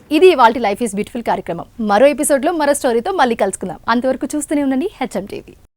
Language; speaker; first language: Telugu; native; Telugu